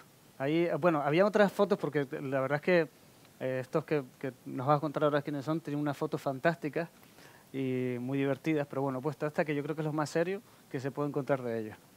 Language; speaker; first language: Spanish; native; Spanish